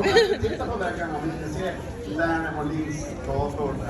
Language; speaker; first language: Swedish; native; Swedish